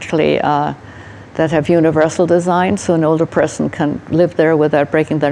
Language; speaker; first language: English; native; English